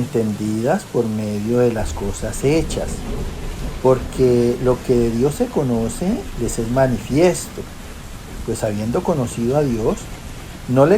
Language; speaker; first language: Spanish; native; Spanish